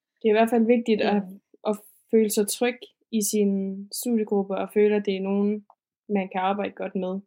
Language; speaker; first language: Danish; native; Danish